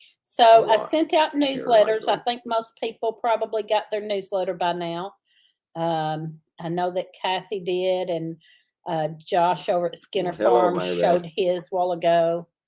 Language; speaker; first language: English; native; English